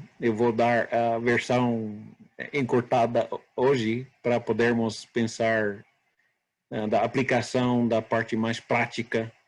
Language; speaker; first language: Portuguese; non-native, fluent; English